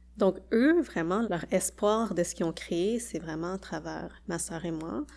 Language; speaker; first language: French; early bilingual, other home language; Khmer